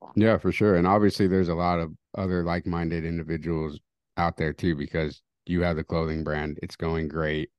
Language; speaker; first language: English; early bilingual, other home language; Spanish